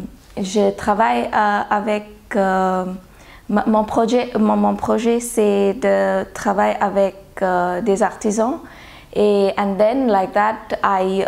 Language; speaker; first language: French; non-native, learner; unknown